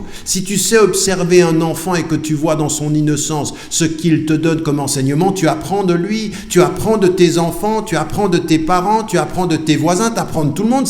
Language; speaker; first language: French; native; French